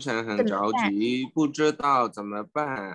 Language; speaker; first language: Chinese; non-native, learner; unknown